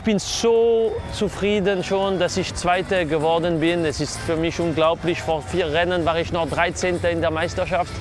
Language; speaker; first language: German; non-native, local second language; French